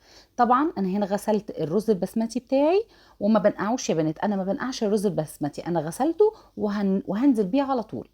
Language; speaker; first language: Arabic; native; Arabic